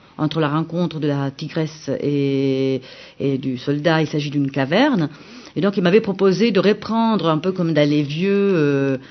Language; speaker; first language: French; non-native, fluent; Italian